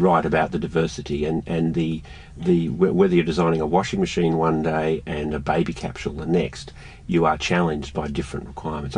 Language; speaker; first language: English; native; English